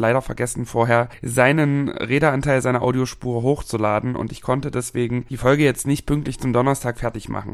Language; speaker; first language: German; native; German